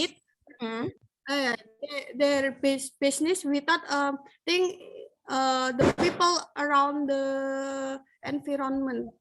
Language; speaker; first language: English; non-native, learner; Indonesian